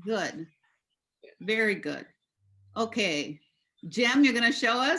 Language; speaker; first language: English; native; English